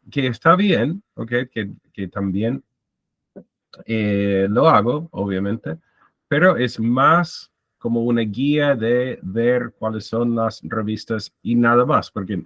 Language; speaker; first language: Spanish; non-native, fluent; English